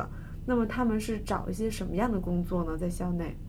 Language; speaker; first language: Chinese; native; Chinese